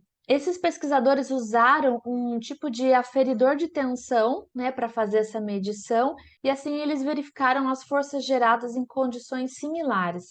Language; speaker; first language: Portuguese; native; Portuguese